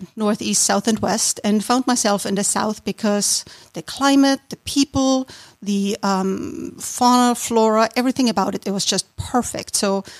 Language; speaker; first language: English; non-native, fluent; German